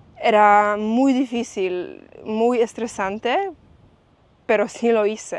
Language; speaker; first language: Spanish; non-native, fluent; Polish